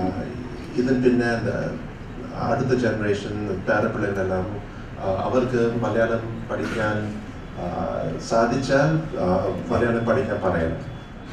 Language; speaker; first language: Malayalam; early bilingual, heritage; English